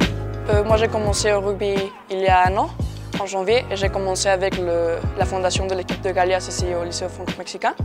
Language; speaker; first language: French; non-native, fluent; Spanish